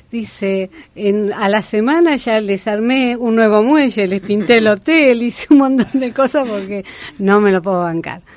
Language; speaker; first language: Spanish; native; Spanish